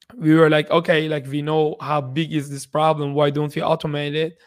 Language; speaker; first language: English; non-native, fluent; Persian